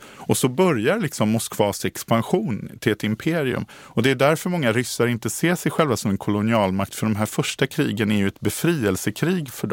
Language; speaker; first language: Swedish; native; Swedish